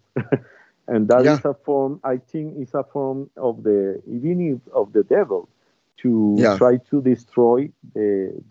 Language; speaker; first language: English; non-native, learner; Spanish